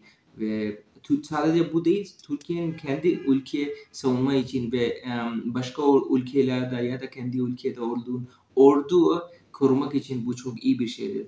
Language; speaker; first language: Turkish; non-native, fluent; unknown